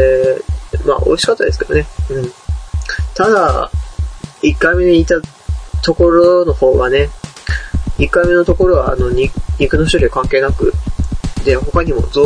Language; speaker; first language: Japanese; native; Japanese